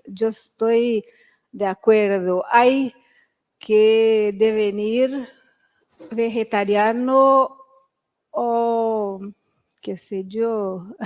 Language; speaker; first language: Spanish; non-native, fluent; Portuguese